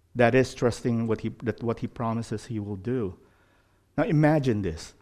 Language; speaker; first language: English; non-native, local second language; Filipino